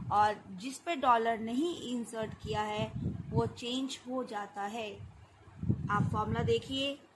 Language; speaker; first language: Hindi; native; Hindi